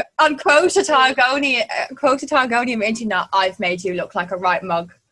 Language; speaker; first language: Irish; non-native, local second language; English